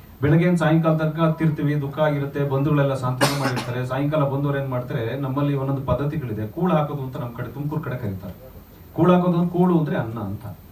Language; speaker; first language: Kannada; native; Kannada